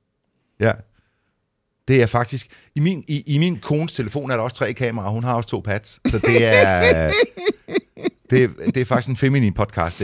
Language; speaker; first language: Danish; native; Danish